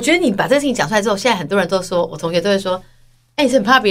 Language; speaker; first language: Chinese; native; Chinese